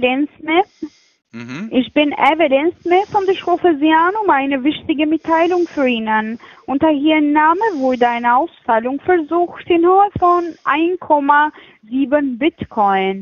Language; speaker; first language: German; non-native, fluent; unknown